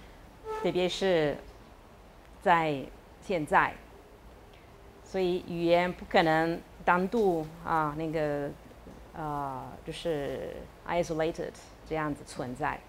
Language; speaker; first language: Chinese; non-native, fluent; Italian